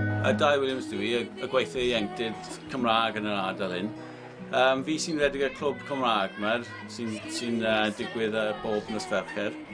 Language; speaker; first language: Welsh; native; Welsh